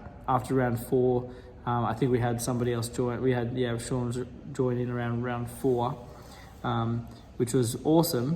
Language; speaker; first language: English; native; English